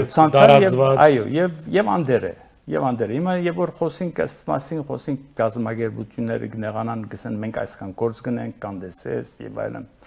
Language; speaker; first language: Armenian; early bilingual, heritage; Armenian